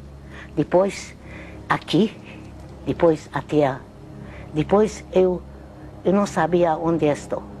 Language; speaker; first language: Portuguese; non-native, fluent; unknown